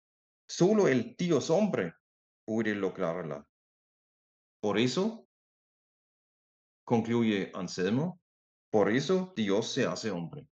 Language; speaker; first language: Spanish; non-native, fluent; German